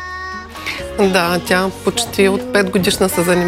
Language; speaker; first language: Bulgarian; native; Bulgarian